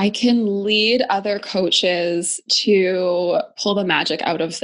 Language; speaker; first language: English; native; English